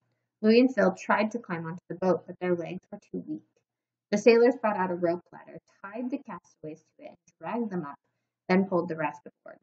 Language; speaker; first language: English; native; English